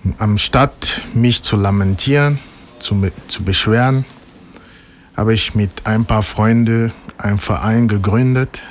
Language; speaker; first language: German; non-native, fluent; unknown